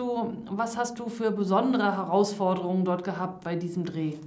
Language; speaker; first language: German; native; German